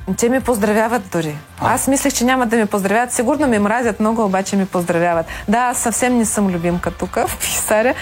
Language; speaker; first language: Bulgarian; non-native, fluent; Ukrainian